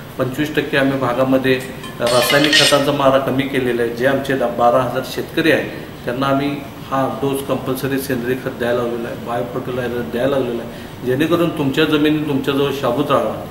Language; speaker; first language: Marathi; native; Marathi